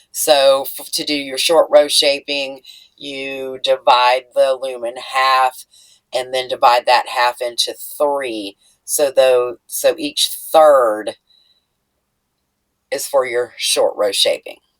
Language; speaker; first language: English; native; English